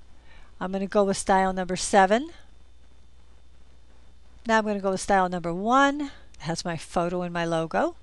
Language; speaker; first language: English; native; English